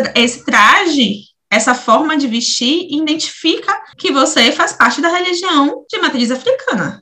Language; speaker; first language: Portuguese; native; Portuguese